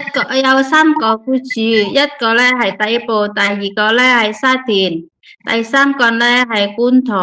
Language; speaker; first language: Cantonese; non-native, learner; Indonesian